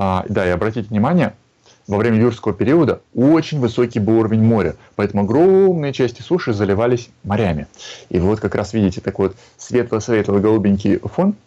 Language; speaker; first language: Russian; native; Russian